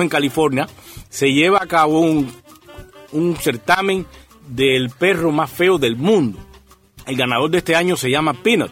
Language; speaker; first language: Spanish; native; Spanish